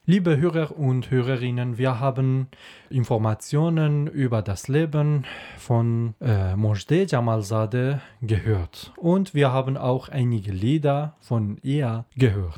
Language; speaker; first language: German; non-native, learner; Persian